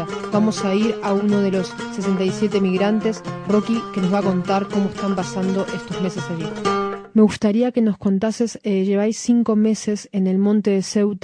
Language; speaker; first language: Spanish; native; Spanish